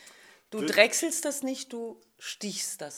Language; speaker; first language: German; native; German